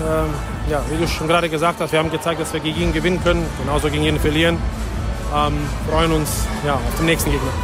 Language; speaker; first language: German; native; German